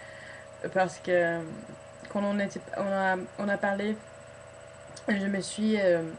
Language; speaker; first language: French; non-native, fluent; English